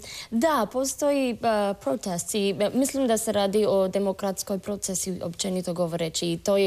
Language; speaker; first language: Croatian; non-native, fluent; English